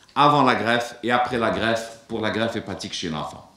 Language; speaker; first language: French; non-native, local second language; Arabic